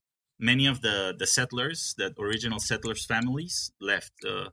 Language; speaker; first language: English; non-native, fluent; Spanish